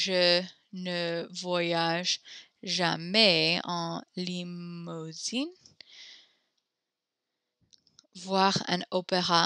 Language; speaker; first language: French; non-native, learner; English